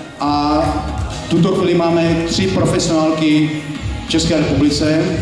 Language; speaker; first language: Czech; native; Czech